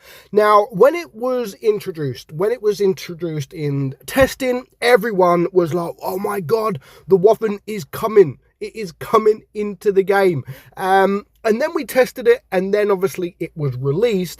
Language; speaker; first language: English; native; English